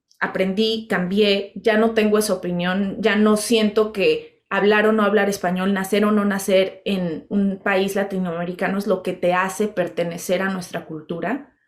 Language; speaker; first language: Spanish; native; Spanish